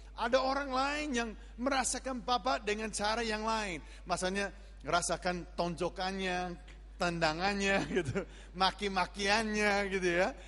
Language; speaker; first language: Indonesian; non-native, fluent; English